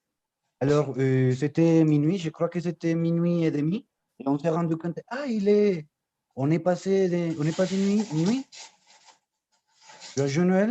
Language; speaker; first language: French; non-native, fluent; Spanish